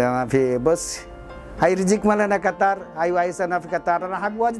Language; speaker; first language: Arabic; non-native, learner; Bangla